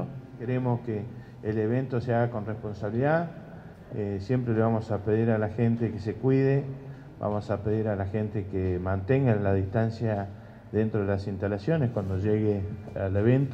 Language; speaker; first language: Spanish; native; Spanish